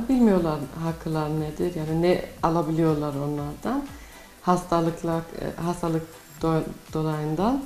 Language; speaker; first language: Turkish; early bilingual, heritage; Turkish